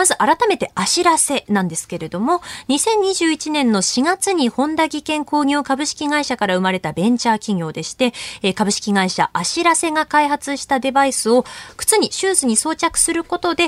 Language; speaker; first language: Japanese; native; Japanese